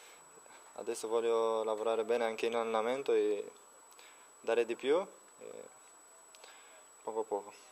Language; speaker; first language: Italian; non-native, learner; Romanian